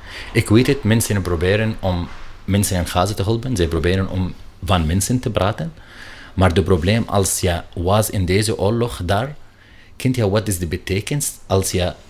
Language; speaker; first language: Dutch; non-native, learner; Arabic